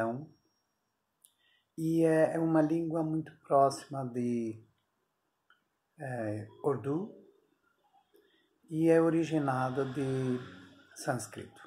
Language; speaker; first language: Portuguese; non-native, fluent; Persian